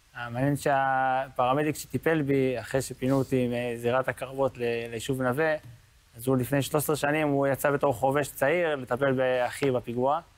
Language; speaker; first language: Hebrew; native; Hebrew